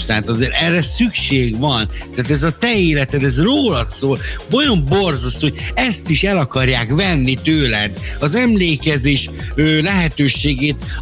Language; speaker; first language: Hungarian; native; Hungarian